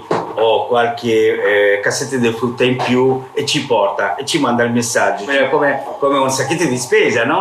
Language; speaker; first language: Italian; non-native, fluent; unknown